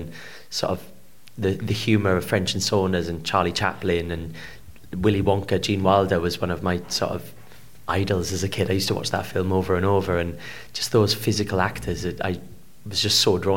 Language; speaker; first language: English; native; English